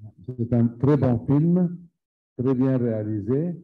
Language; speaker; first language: French; non-native, fluent; Arabic